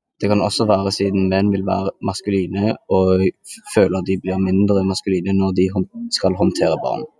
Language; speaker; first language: Norwegian; early bilingual, other home language; Indonesian